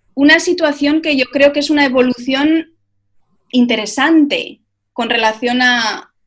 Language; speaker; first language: Spanish; native; Spanish